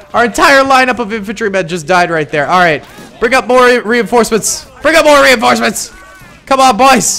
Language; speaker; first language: English; native; English